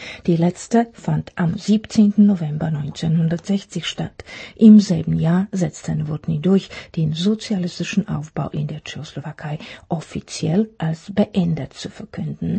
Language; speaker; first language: German; non-native, fluent; Czech